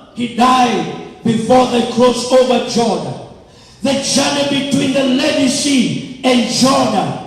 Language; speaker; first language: English; non-native, local second language; Swahili